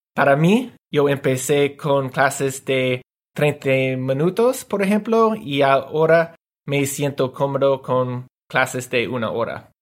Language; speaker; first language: Spanish; non-native, learner; English